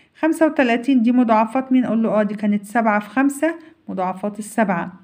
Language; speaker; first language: Arabic; native; Arabic